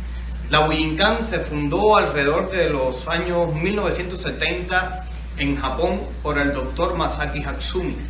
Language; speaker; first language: Spanish; native; Spanish